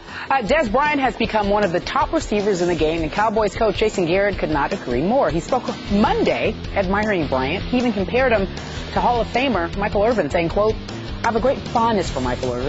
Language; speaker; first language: English; native; English